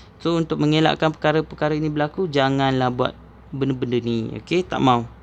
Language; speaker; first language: Malay; native; Malay